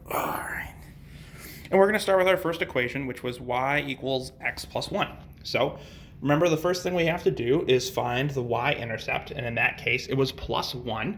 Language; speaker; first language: English; native; English